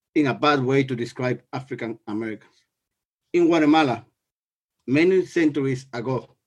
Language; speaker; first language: English; non-native, fluent; Spanish